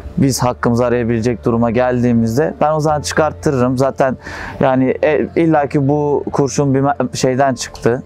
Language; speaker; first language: Turkish; native; Turkish